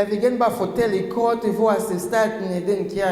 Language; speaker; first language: Danish; non-native, learner; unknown